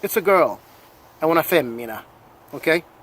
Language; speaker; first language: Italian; non-native, fluent; English